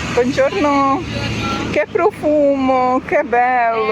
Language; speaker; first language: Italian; non-native, learner; Ukrainian